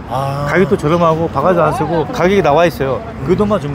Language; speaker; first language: Korean; native; Korean